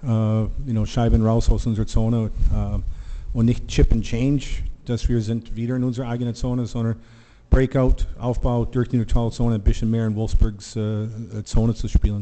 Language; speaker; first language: German; non-native, learner; English